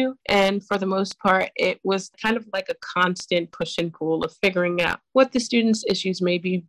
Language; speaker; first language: English; native; English